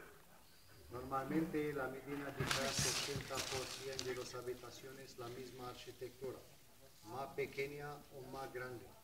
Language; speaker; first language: Spanish; non-native, learner; Arabic